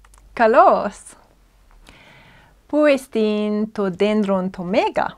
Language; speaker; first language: Greek; non-native, fluent; English